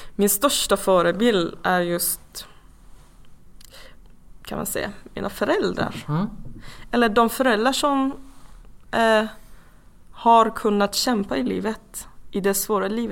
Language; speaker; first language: Swedish; non-native, fluent; Persian